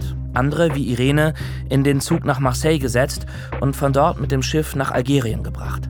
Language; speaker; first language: German; native; German